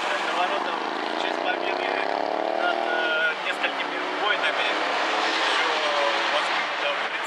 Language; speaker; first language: Russian; native; Russian